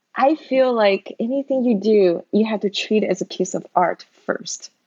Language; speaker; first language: English; non-native, fluent; Chinese